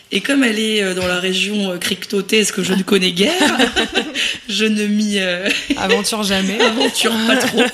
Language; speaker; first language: French; native; French